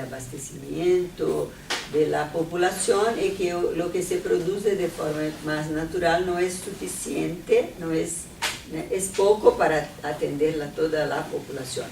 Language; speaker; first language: Spanish; non-native, fluent; Portuguese